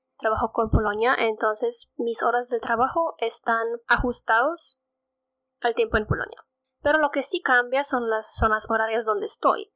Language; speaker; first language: Spanish; non-native, fluent; Polish